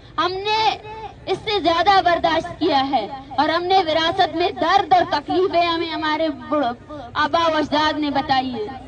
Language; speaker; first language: Urdu; non-native, local second language; Baluchi